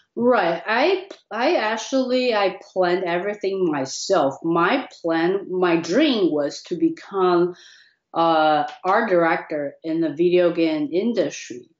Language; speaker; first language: English; non-native, fluent; Chinese